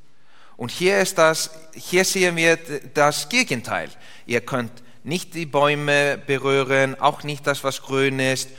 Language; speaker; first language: German; non-native, learner; English